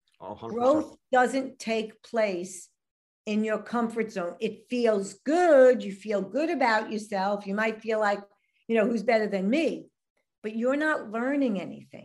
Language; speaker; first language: English; native; English